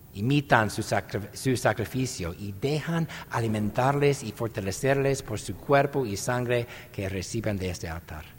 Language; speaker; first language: Spanish; non-native, fluent; English